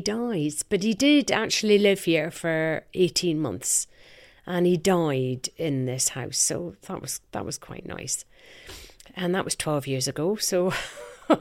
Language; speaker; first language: English; native; English